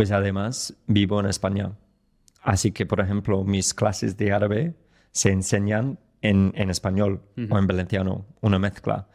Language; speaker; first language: Spanish; non-native, fluent; English